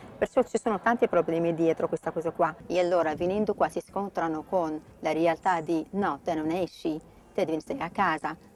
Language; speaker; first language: Italian; non-native, fluent; Arabic